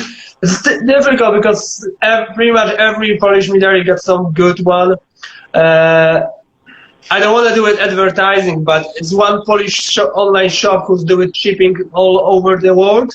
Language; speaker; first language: English; non-native, learner; Polish